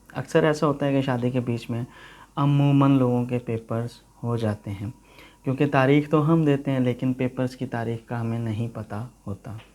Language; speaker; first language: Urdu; non-native, local second language; Punjabi